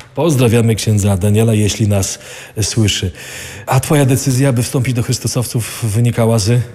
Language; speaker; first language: Polish; native; Polish